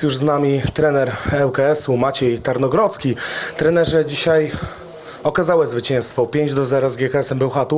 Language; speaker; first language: Polish; native; Polish